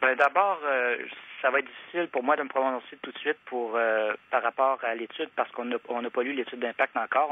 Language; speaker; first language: French; native; French